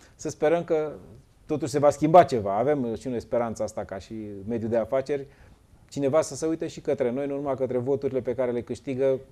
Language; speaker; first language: Romanian; native; Romanian